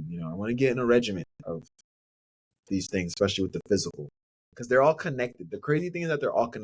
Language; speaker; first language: English; native; English